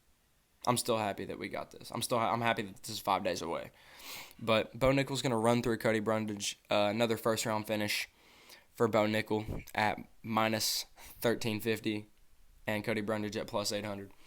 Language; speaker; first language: English; native; English